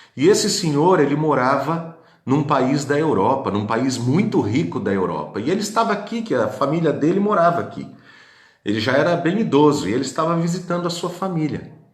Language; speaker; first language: Portuguese; native; Portuguese